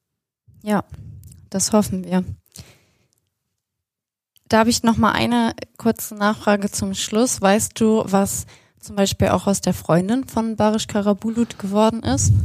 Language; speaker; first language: German; native; German